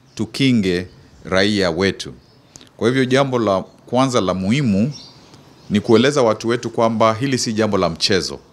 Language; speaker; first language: Swahili; non-native, local second language; Kamba